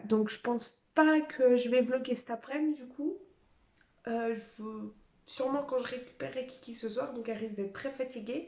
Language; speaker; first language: French; native; French